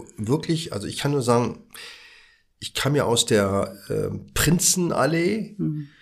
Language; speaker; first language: German; early bilingual, other home language; Arabic